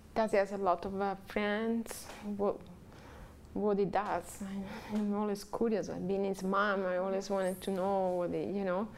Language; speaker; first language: English; non-native, learner; Italian